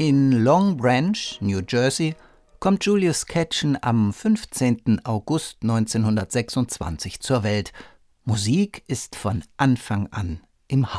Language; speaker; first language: German; native; German